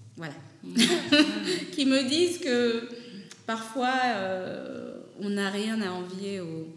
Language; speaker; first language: French; non-native, local second language; Lingala